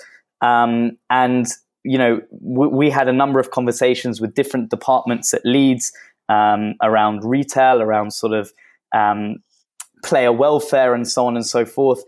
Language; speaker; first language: English; native; English